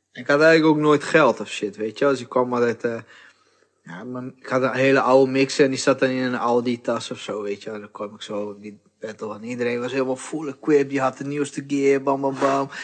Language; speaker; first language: Dutch; early bilingual, other home language; Portuguese